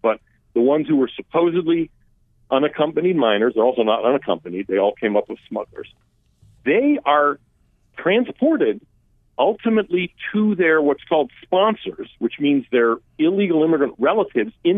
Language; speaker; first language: English; early bilingual, other home language; Armenian